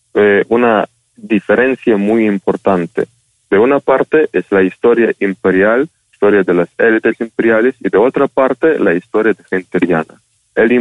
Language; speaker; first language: Spanish; non-native, fluent; Ukrainian